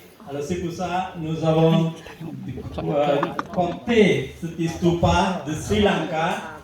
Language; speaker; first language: French; non-native, fluent; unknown